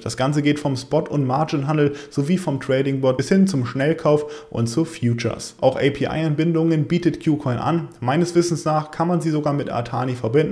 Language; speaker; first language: German; native; German